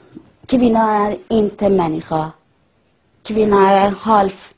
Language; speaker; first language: Swedish; non-native, learner; Persian